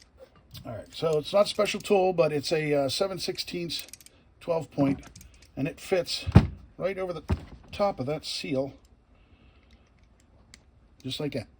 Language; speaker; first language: English; native; English